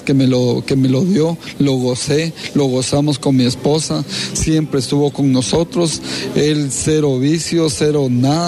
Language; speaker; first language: Spanish; native; Spanish